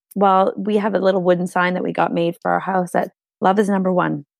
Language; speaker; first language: English; non-native, fluent; Hungarian